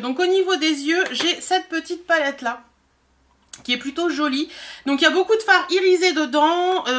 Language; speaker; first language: French; native; French